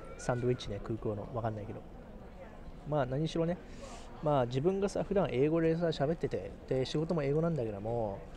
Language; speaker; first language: Japanese; native; Japanese